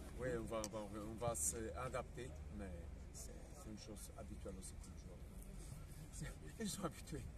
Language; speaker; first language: French; non-native, fluent; Portuguese